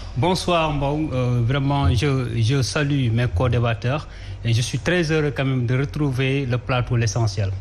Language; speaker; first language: French; non-native, local second language; Wolof